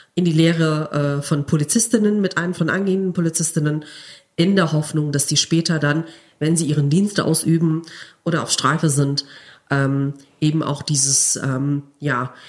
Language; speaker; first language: German; native; German